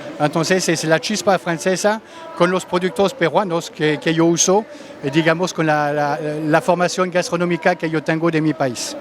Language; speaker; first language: Spanish; non-native, fluent; French